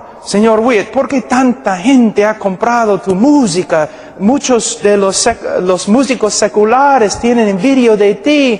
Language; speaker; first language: Spanish; non-native, fluent; English